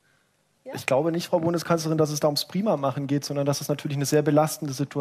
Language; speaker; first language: German; native; German